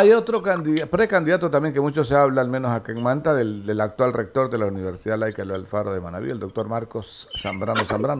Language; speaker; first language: Spanish; native; Spanish